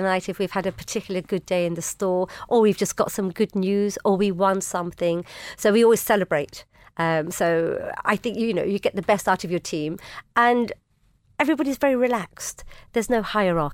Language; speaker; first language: English; native; English